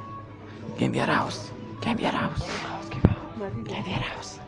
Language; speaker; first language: German; non-native, learner; Italian